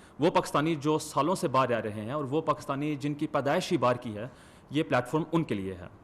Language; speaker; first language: Urdu; early bilingual, heritage; Urdu